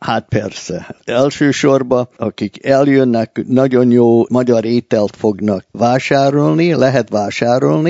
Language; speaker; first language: Hungarian; early bilingual, heritage; Hungarian